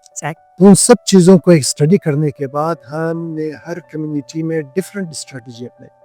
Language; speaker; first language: Urdu; non-native, local second language; Hazaragi